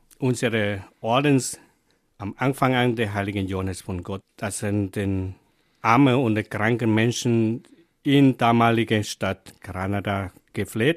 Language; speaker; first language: German; non-native, fluent; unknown